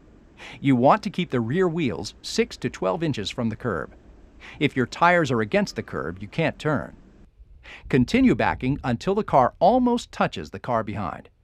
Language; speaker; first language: English; native; English